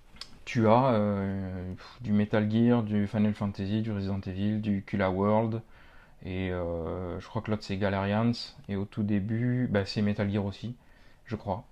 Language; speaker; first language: French; native; French